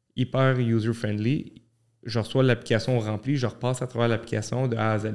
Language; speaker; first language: French; early bilingual, other home language; Arabic